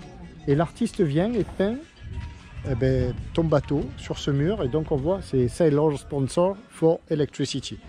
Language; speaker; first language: French; native; French